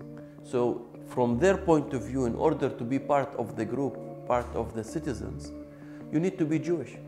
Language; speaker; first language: English; non-native, local second language; Arabic